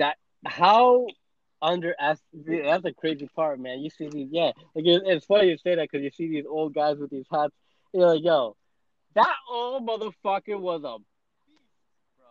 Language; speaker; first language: English; non-native, fluent; Spanish